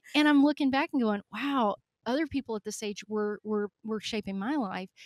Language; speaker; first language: English; native; English